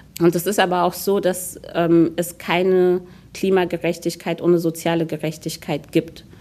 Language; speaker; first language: German; early bilingual, other home language; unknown